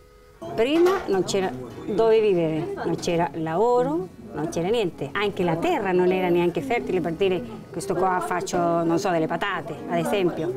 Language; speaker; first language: Italian; early bilingual, heritage; Spanish